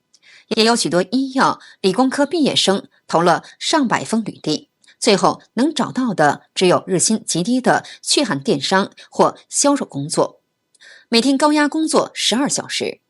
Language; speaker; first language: Chinese; native; Chinese